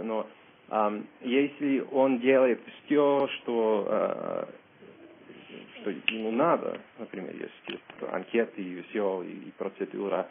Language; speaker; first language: Russian; non-native, learner; English